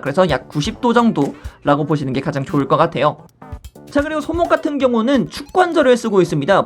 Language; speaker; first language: Korean; native; Korean